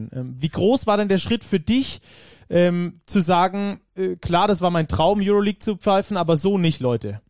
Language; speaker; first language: German; native; German